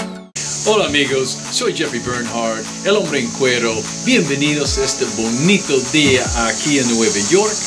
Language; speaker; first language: Spanish; non-native, learner; English